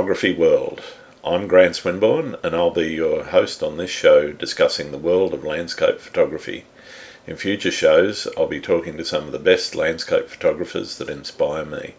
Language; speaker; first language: English; native; English